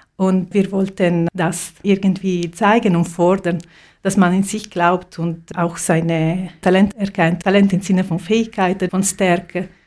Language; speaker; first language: German; non-native, fluent; Italian